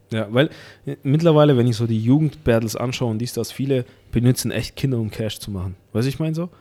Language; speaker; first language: German; early bilingual, other home language; Russian